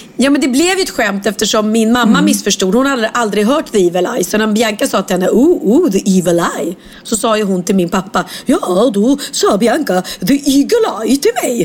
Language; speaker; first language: Swedish; native; Swedish